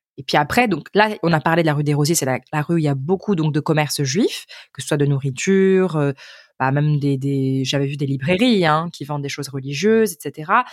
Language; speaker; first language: French; native; French